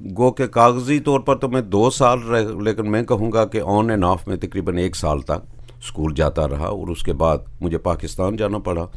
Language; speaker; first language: Urdu; non-native, local second language; Punjabi